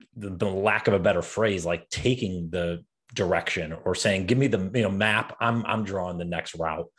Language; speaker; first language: English; native; English